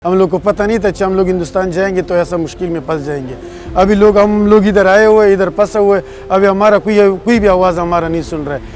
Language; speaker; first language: Hindi; non-native, fluent; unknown